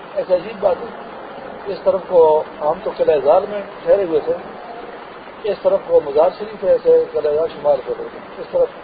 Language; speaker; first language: Urdu; non-native, local second language; Pashto